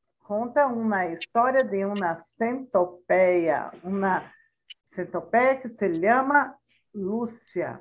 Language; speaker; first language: Spanish; non-native, learner; Portuguese